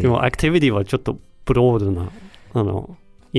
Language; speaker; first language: Japanese; non-native, learner; Danish